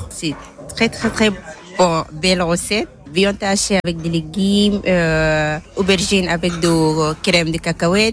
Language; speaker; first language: French; non-native, learner; Arabic